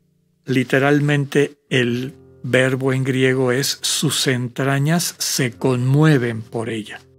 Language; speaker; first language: Spanish; native; Spanish